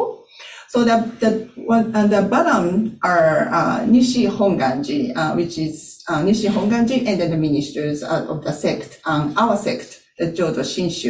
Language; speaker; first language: English; non-native, fluent; Japanese